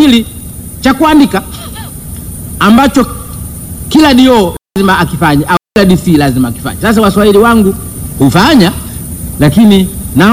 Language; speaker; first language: Swahili; non-native, local second language; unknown